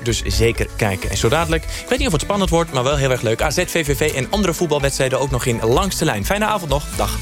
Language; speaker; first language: Dutch; native; Dutch